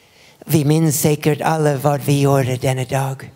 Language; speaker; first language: Swedish; non-native, fluent; English